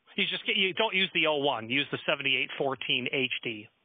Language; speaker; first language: English; native; English